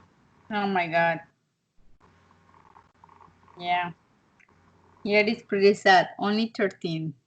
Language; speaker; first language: English; non-native, learner; Spanish